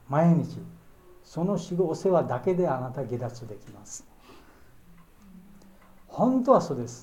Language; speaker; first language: Japanese; non-native, learner; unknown